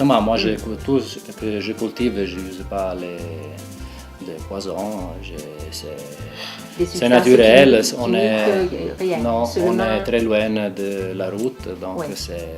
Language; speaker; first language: French; non-native, local second language; Italian